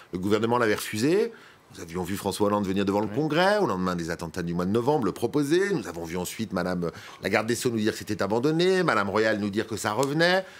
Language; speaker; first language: French; native; French